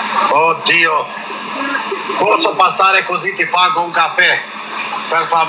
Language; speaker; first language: Italian; non-native, learner; Albanian